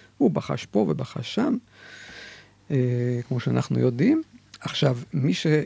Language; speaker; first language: Hebrew; native; Hebrew